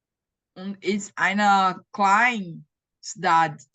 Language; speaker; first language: German; non-native, learner; Portuguese